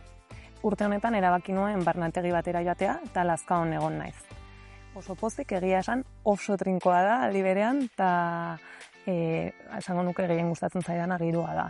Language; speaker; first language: Basque; non-native, learner; Spanish